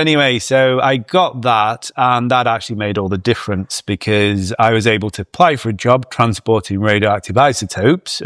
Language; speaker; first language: English; native; English